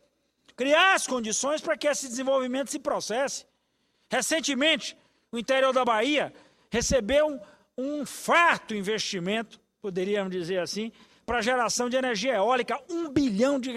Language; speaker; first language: Portuguese; native; Portuguese